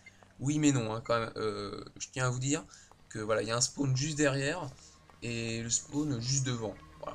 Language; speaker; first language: French; native; French